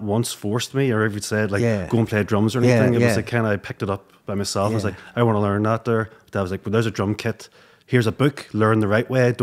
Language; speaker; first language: English; native; English